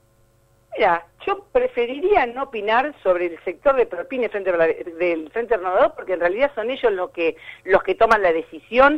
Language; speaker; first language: Spanish; native; Spanish